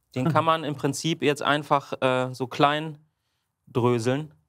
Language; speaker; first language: German; native; German